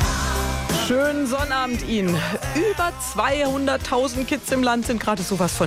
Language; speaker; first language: German; native; German